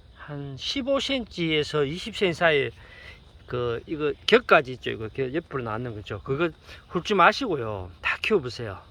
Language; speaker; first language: Korean; native; Korean